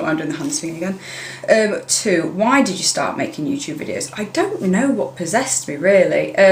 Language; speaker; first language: English; native; English